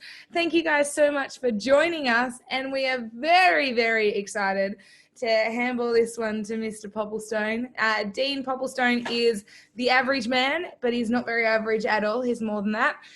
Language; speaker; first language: English; native; English